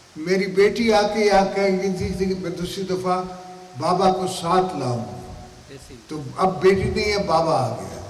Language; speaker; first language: Urdu; non-native, local second language; Saraiki